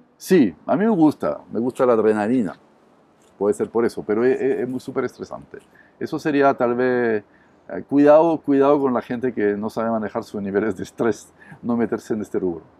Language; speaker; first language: Spanish; non-native, fluent; French